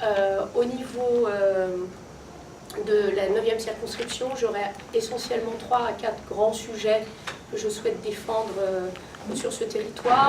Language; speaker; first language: French; native; French